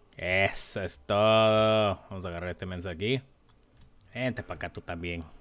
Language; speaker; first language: Spanish; early bilingual, heritage; Spanish